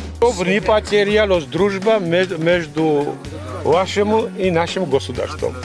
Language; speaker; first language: Russian; non-native, fluent; Georgian